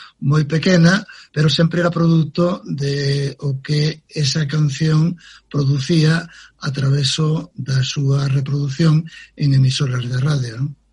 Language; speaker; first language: Galician; native; Galician